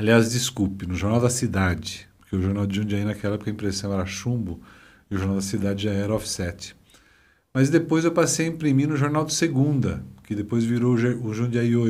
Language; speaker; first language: Portuguese; native; Portuguese